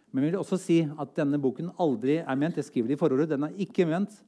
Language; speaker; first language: Norwegian; native; Norwegian